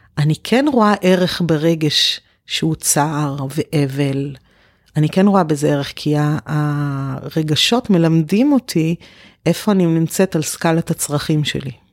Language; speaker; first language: Hebrew; early bilingual, other home language; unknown